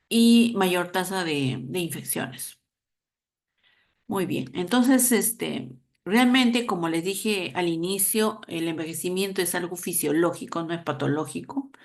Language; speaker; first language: Spanish; native; Spanish